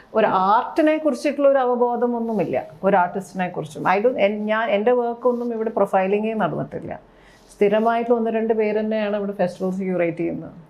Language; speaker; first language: Malayalam; early bilingual, heritage; Malayalam